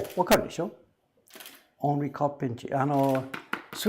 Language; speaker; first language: Japanese; non-native, fluent; English